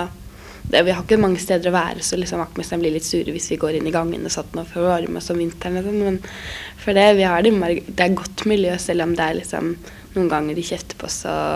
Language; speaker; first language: Norwegian; native; Norwegian